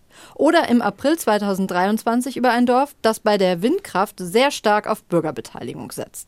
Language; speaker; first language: German; native; German